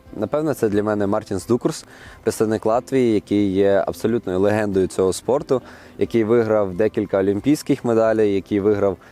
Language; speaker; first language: Ukrainian; native; Ukrainian